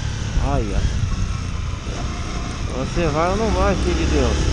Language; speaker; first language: Portuguese; native; Portuguese